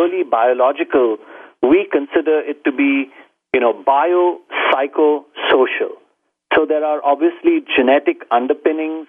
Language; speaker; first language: English; non-native, local second language; Hindi